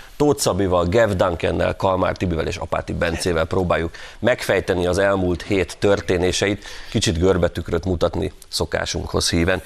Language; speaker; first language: Hungarian; native; Hungarian